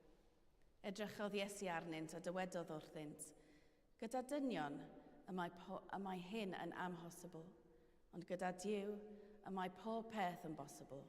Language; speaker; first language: Welsh; native; Welsh